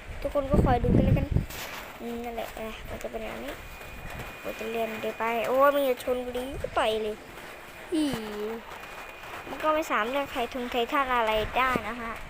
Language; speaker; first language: Thai; native; Thai